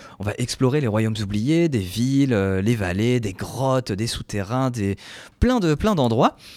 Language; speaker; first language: French; native; French